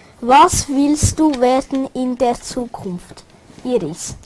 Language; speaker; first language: German; early bilingual, other home language; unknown